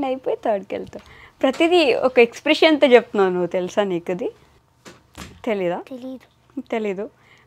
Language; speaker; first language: Telugu; native; Telugu